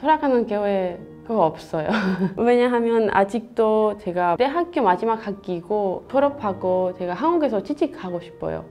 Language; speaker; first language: Korean; non-native, learner; Spanish